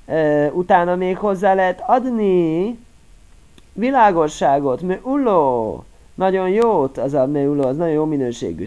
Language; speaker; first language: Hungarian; native; Hungarian